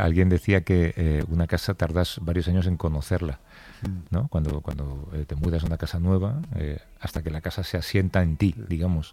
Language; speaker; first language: Spanish; native; Spanish